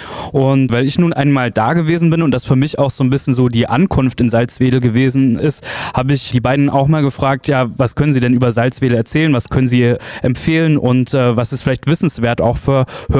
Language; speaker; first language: German; native; German